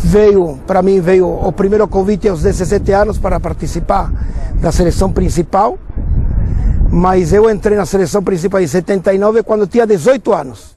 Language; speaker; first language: Portuguese; non-native, fluent; Spanish